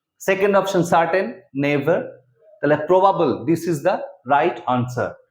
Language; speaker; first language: English; non-native, local second language; Bangla